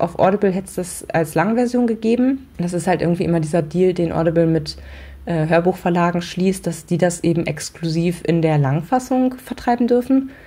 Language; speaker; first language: German; native; German